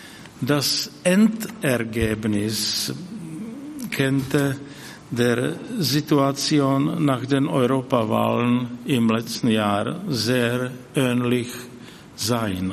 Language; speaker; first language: German; non-native, fluent; Czech